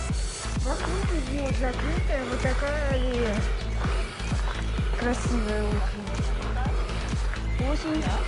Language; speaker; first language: Russian; native; Russian